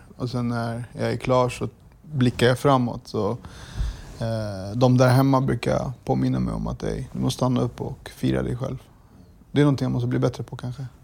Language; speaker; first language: Swedish; early bilingual, other home language; Kurdish